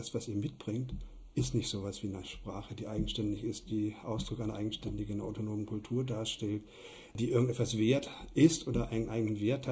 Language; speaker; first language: German; native; German